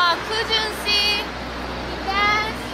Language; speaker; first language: English; non-native, learner; Korean